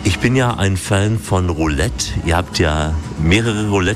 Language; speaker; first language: German; native; German